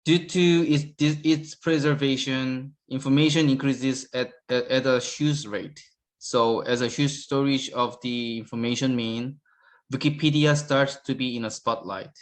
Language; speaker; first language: English; non-native, learner; Korean